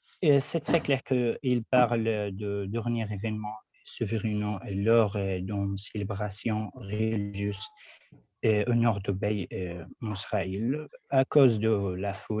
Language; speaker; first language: French; non-native, learner; Arabic